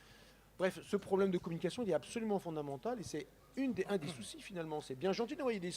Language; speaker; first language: French; native; French